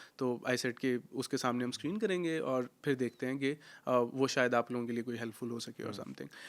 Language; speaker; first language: Hindi; non-native, local second language; Punjabi